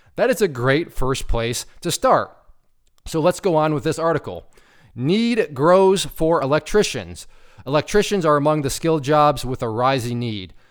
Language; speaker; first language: English; native; English